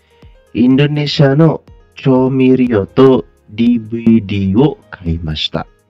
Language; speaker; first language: Japanese; non-native, fluent; Indonesian